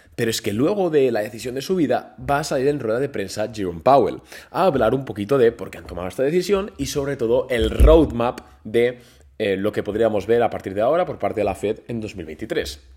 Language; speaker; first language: Spanish; native; Spanish